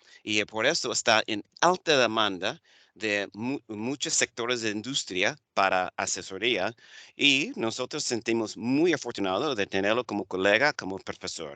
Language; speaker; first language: Spanish; non-native, fluent; English